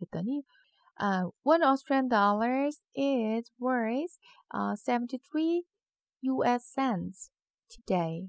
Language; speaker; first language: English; non-native, fluent; Korean